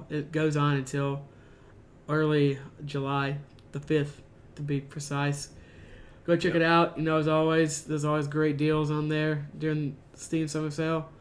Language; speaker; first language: English; native; English